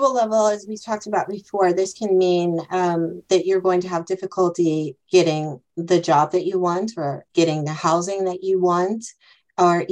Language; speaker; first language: English; native; English